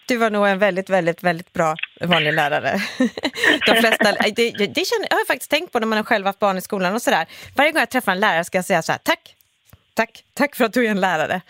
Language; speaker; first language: Swedish; native; Swedish